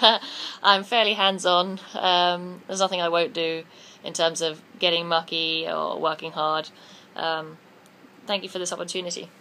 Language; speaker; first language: English; native; English